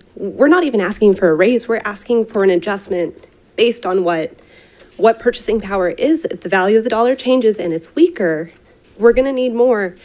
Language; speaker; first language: English; native; English